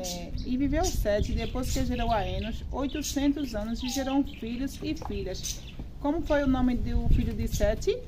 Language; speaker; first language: Portuguese; native; Portuguese